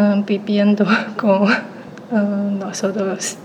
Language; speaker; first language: Spanish; non-native, learner; Chinese